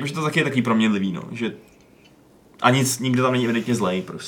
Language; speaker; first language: Czech; native; Czech